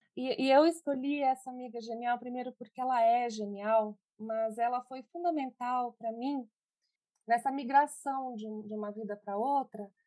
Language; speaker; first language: Portuguese; early bilingual, other home language; Spanish